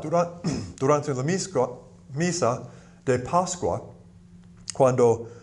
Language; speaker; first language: Spanish; non-native, fluent; English